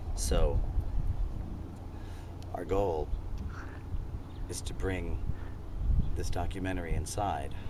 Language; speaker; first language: English; native; English